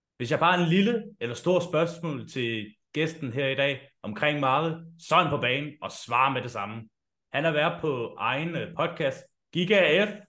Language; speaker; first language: Danish; native; Danish